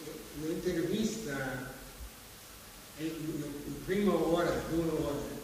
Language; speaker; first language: Italian; non-native, fluent; English